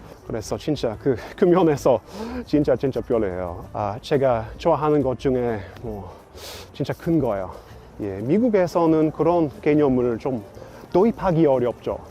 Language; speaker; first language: Korean; non-native, fluent; English